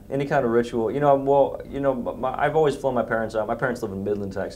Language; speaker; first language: English; native; English